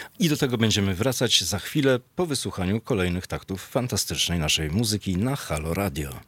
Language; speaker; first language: Polish; native; Polish